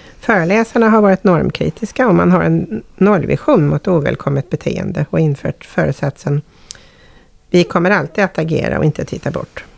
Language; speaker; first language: Swedish; native; Swedish